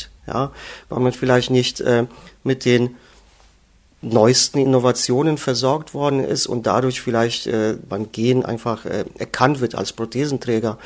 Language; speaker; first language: German; native; German